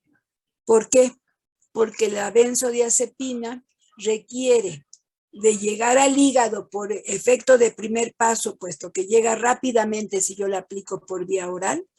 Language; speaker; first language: Spanish; native; Spanish